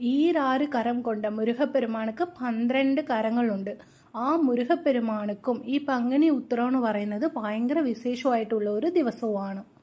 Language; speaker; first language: Malayalam; non-native, local second language; Tamil